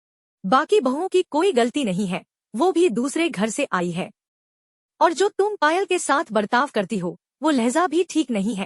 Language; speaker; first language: Hindi; native; Hindi